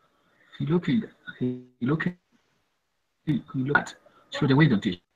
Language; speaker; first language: English; non-native, learner; Spanish